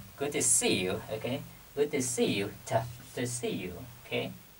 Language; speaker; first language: English; non-native, fluent; Vietnamese